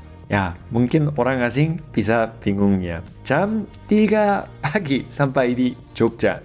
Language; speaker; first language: Indonesian; non-native, fluent; Korean